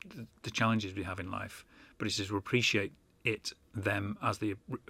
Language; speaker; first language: English; native; English